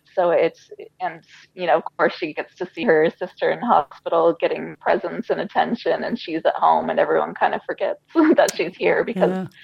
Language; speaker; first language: English; native; English